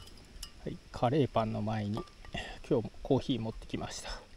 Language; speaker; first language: Japanese; native; Japanese